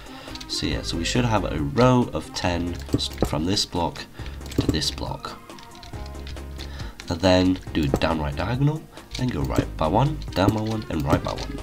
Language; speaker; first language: English; native; English